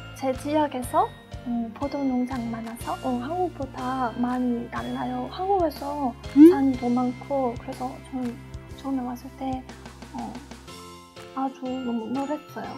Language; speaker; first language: Korean; non-native, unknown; French